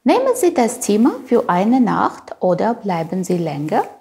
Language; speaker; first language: German; non-native, fluent; Armenian